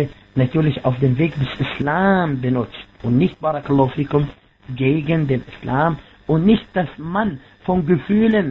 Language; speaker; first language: German; non-native, fluent; Arabic